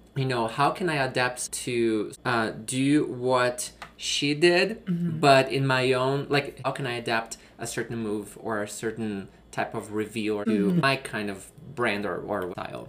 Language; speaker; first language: English; non-native, fluent; Portuguese